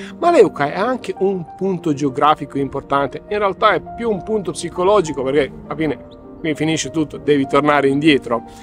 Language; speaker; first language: Italian; non-native, fluent; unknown